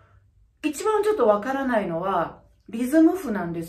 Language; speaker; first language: Japanese; native; Japanese